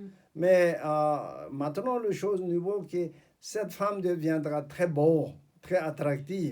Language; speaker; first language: French; non-native, fluent; Tibetan